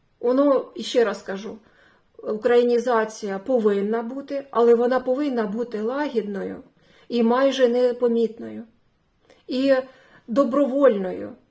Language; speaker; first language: Ukrainian; non-native, local second language; Russian